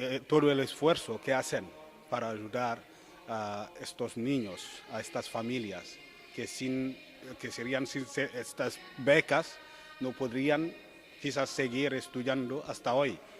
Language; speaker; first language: Spanish; non-native, fluent; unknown